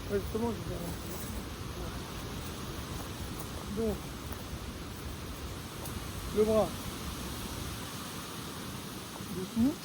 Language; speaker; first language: French; native; French